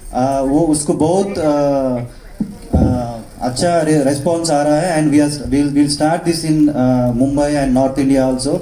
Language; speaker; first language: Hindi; non-native, local second language; Telugu